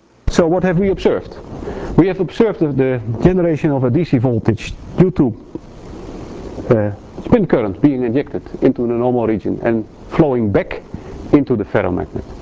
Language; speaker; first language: English; non-native, fluent; Dutch